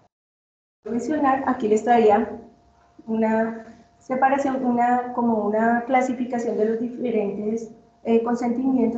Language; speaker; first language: Spanish; native; Spanish